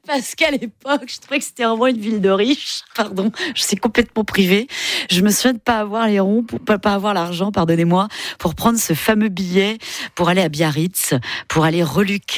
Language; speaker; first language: French; native; French